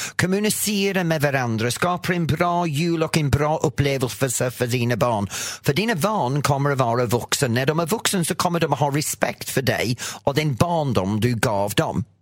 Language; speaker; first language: Swedish; non-native, fluent; English